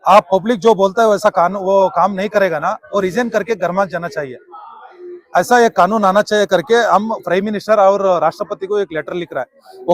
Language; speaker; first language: Hindi; non-native, local second language; Kannada